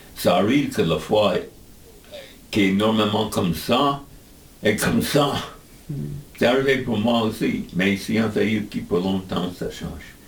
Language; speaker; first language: French; non-native, fluent; English